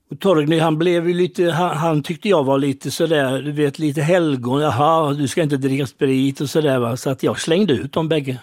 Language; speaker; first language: Swedish; native; Swedish